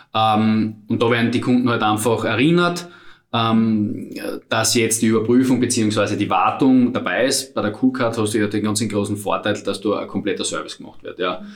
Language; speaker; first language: German; native; German